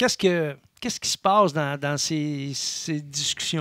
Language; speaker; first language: French; native; French